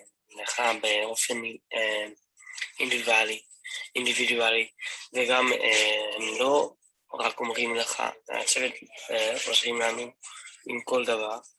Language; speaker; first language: Hebrew; non-native, learner; Dutch